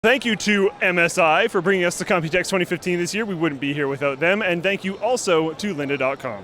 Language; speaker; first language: English; native; English